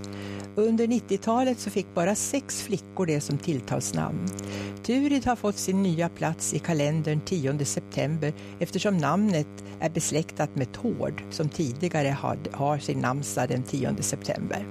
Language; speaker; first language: Swedish; native; Swedish